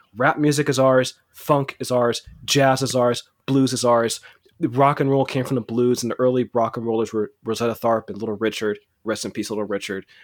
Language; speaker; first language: English; native; English